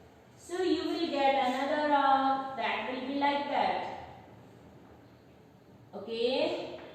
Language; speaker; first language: English; non-native, local second language; Hindi